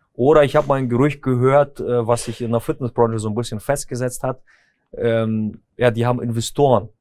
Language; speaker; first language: German; early bilingual, other home language; Russian